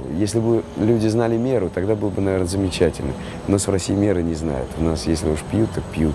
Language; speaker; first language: Russian; native; Russian